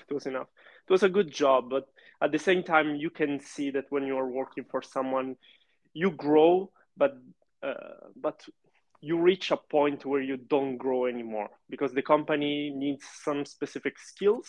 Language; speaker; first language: English; non-native, fluent; Italian